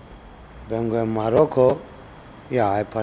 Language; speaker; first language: Spanish; non-native, learner; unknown